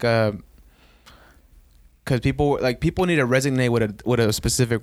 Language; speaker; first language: English; early bilingual, other home language; Spanish